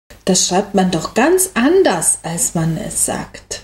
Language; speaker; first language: German; native; German